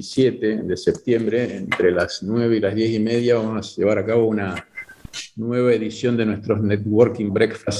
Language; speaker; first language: Spanish; native; Spanish